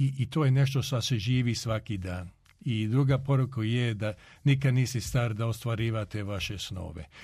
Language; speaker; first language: Croatian; early bilingual, heritage; Croatian